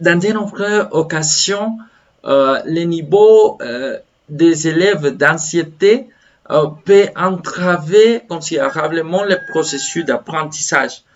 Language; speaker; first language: French; non-native, fluent; Spanish